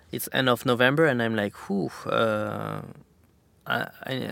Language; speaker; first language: English; non-native, fluent; French